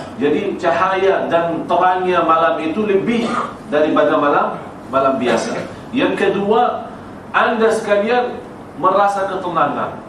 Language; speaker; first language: Malay; non-native, fluent; Arabic